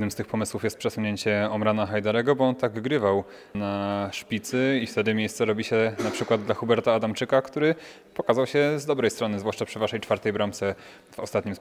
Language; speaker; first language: Polish; native; Polish